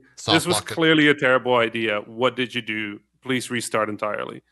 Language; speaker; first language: English; non-native, fluent; Dutch